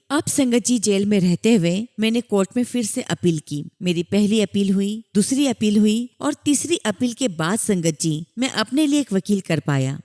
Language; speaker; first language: Hindi; native; Hindi